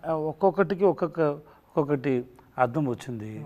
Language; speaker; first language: Telugu; non-native, learner; Tamil